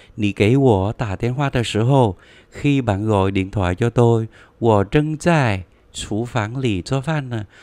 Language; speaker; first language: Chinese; non-native, fluent; Vietnamese